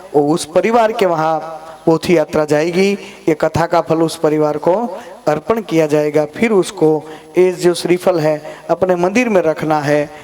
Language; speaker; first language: Hindi; non-native, local second language; Gujarati